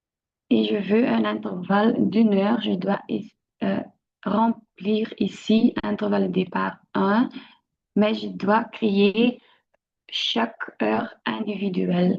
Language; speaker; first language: French; non-native, local second language; Dutch